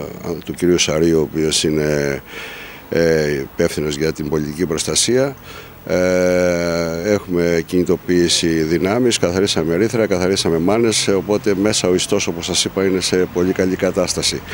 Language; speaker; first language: Greek; native; Greek